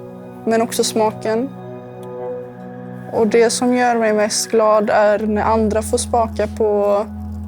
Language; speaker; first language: Swedish; early bilingual, other home language; Serbian